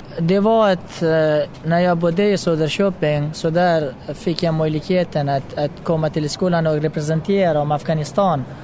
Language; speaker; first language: Swedish; non-native, fluent; Pashto